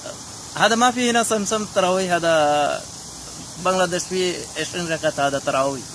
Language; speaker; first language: Arabic; non-native, learner; Bangla